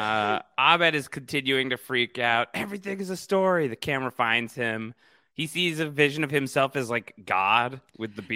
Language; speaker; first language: English; native; English